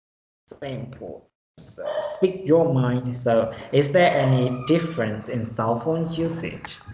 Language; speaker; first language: English; non-native, fluent; Vietnamese